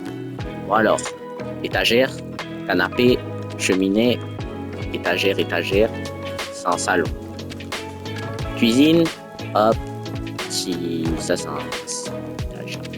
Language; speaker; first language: French; native; French